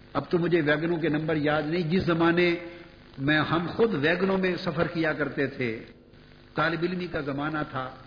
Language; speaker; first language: Urdu; non-native, local second language; Punjabi